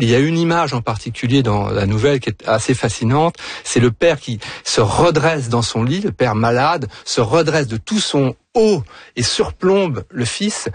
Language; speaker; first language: French; native; French